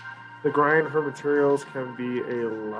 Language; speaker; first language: English; native; English